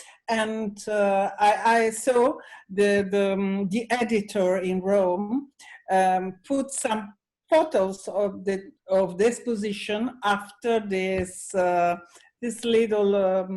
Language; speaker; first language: English; non-native, learner; Italian